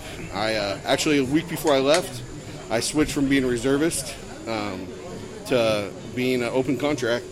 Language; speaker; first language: English; native; English